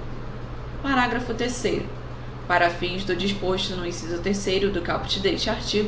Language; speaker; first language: Portuguese; native; Portuguese